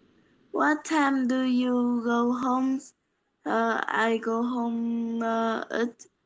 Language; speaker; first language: English; non-native, learner; Polish